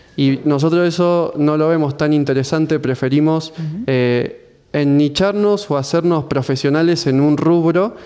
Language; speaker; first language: Spanish; native; Spanish